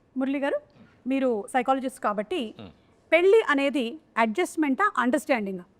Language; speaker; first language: Telugu; native; Telugu